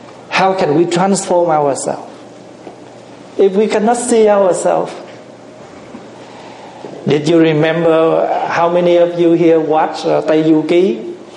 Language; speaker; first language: English; non-native, fluent; Vietnamese